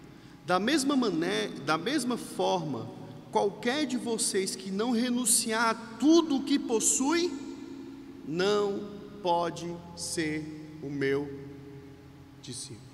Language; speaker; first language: Portuguese; native; Portuguese